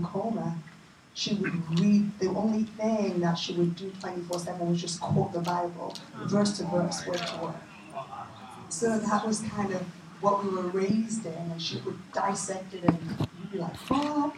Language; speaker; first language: English; native; English